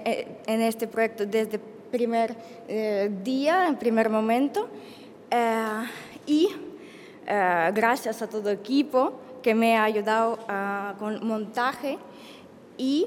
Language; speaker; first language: Spanish; non-native, learner; Ukrainian